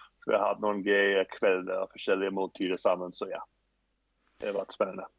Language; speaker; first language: Norwegian; non-native, fluent; English